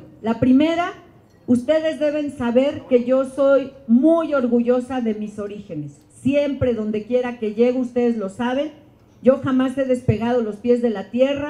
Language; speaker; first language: Spanish; native; Spanish